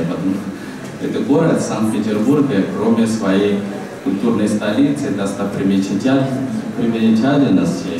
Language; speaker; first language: Russian; non-native, fluent; Chinese